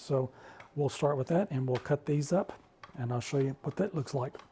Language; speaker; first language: English; native; English